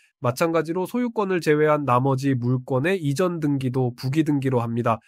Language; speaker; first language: Korean; native; Korean